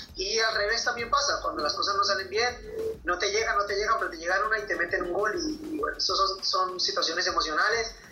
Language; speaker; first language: Spanish; native; Spanish